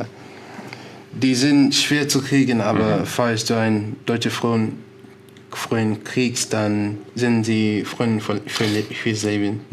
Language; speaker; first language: German; non-native, learner; English